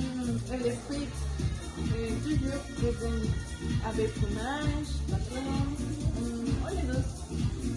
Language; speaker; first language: French; non-native, learner; Spanish